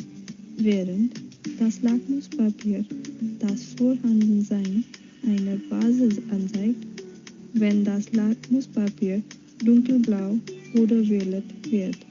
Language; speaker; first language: German; non-native, fluent; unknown